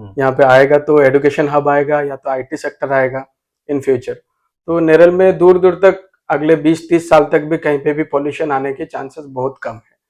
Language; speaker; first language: Hindi; non-native, local second language; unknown